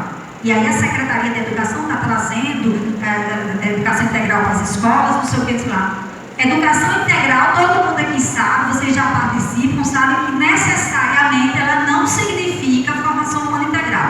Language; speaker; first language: Portuguese; native; Portuguese